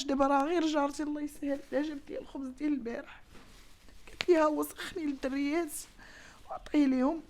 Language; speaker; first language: Arabic; native; Arabic